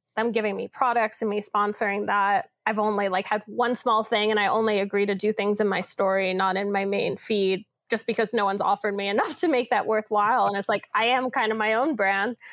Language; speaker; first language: English; native; English